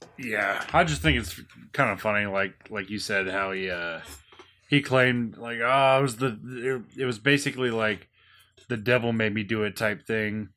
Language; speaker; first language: English; native; English